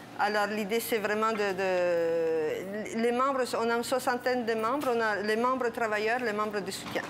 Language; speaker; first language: French; non-native, fluent; Italian